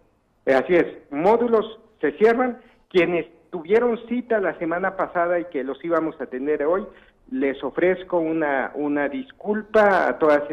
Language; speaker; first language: Spanish; native; Spanish